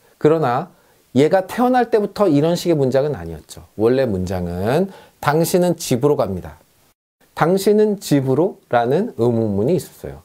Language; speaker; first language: Korean; native; Korean